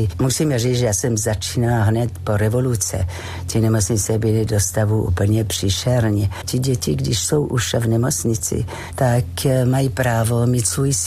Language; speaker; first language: Czech; non-native, fluent; French